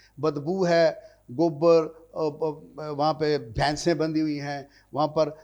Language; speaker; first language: Urdu; non-native, local second language; Punjabi